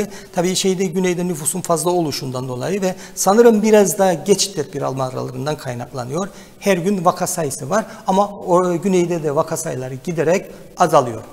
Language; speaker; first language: Turkish; native; Turkish